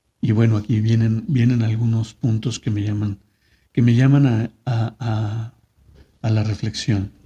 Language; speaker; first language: Spanish; native; Spanish